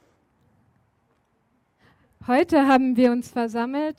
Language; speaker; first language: German; native; German